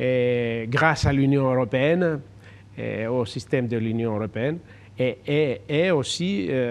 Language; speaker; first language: French; non-native, fluent; Greek